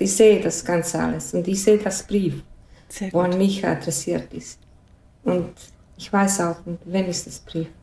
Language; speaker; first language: German; non-native, fluent; Bosnian